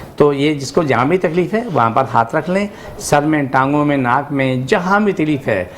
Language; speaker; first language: Urdu; non-native, local second language; Pashto